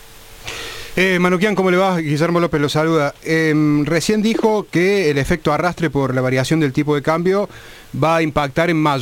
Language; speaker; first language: Spanish; native; Spanish